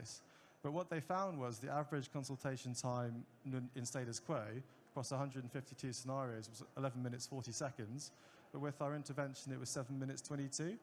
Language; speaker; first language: English; native; English